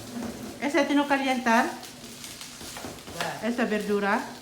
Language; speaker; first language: Spanish; non-native, learner; Filipino